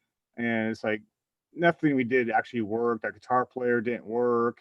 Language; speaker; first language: English; native; English